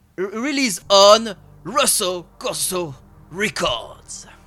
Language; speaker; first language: English; non-native, learner; French